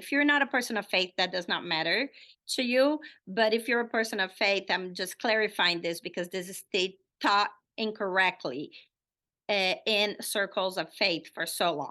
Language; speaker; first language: English; non-native, fluent; Portuguese